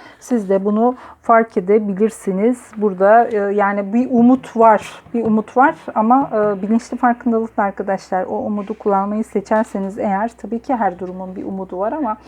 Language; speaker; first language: Turkish; native; Turkish